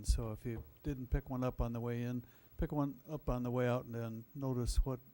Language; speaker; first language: English; native; English